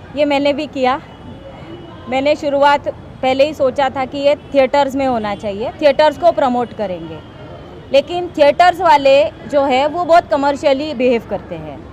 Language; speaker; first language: Hindi; non-native, local second language; Marathi